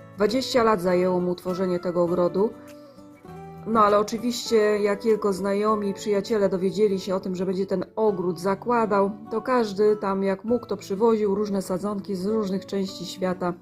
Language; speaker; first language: Polish; native; Polish